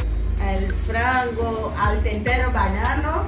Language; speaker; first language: Spanish; non-native, learner; Portuguese